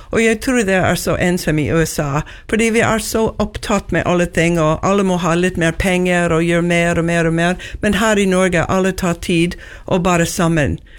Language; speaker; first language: Norwegian; non-native, learner; English